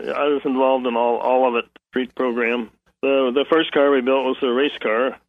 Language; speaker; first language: English; native; English